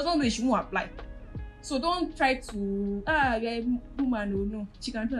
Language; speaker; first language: English; non-native, local second language; Yoruba